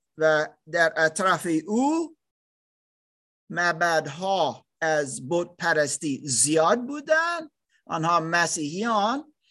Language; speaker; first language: Persian; non-native, learner; German